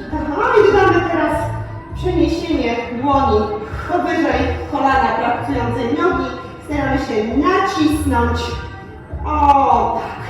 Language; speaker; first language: Polish; native; Polish